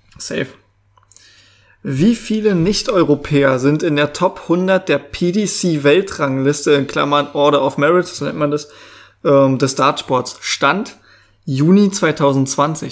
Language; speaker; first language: German; native; German